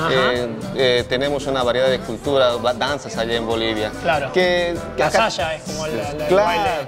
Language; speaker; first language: Spanish; native; Spanish